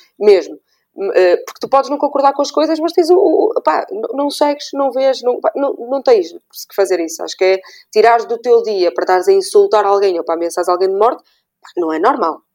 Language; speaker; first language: Portuguese; native; Portuguese